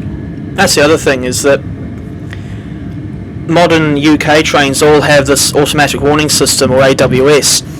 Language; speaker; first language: English; native; English